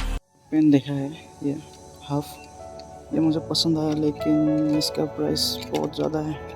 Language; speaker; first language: Hindi; non-native, local second language; Assamese